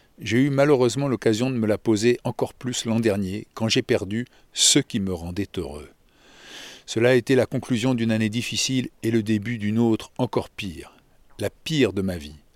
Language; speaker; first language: French; native; French